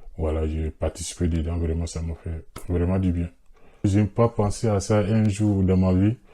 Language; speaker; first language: French; non-native, local second language; Bambara